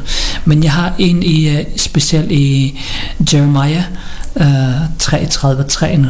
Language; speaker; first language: Danish; early bilingual, other home language; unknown